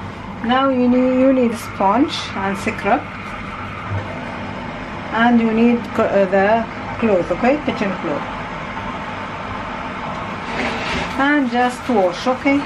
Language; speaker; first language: English; non-native, learner; Arabic